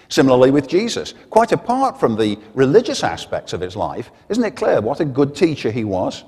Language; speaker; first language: English; native; English